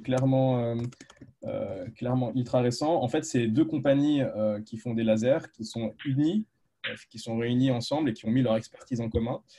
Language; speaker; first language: French; native; French